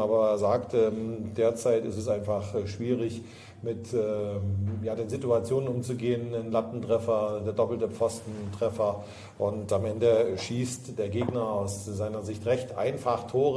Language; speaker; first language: German; native; German